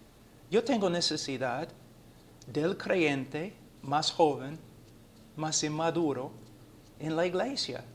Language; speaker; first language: Spanish; non-native, fluent; English